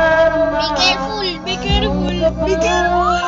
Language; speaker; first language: English; non-native, learner; Filipino